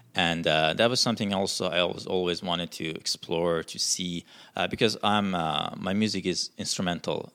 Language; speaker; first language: English; non-native, fluent; Persian